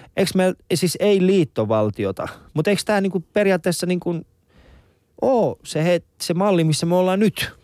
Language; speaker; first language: Finnish; early bilingual, other home language; Persian